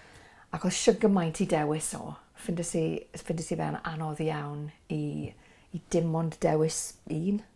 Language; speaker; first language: Welsh; non-native, local second language; English